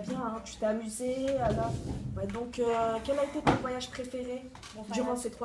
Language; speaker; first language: French; native; French